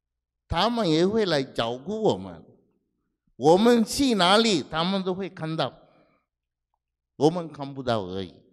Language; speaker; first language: Chinese; non-native, fluent; Sinhala